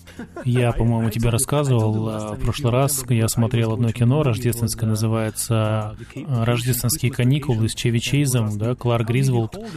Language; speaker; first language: Russian; native; Russian